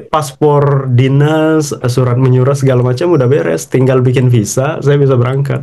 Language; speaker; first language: Indonesian; native; Indonesian